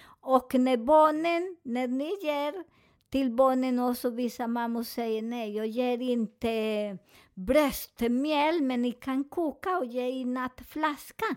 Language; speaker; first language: Swedish; non-native, fluent; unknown